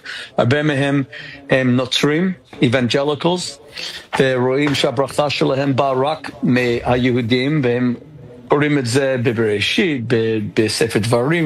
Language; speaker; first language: Hebrew; non-native, fluent; English